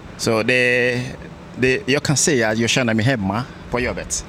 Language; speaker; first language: Swedish; non-native, learner; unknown